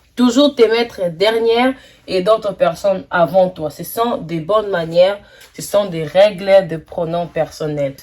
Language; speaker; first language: French; non-native, local second language; Lingala